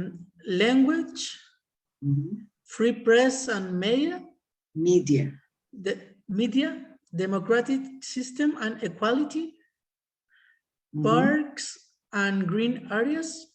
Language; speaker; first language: English; non-native, learner; Spanish